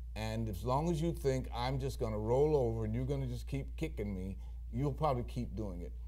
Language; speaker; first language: English; native; English